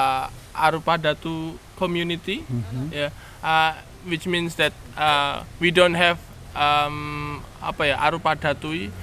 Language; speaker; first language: English; non-native, fluent; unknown